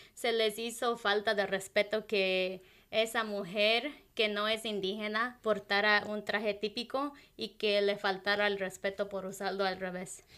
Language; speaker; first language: Spanish; non-native, local second language; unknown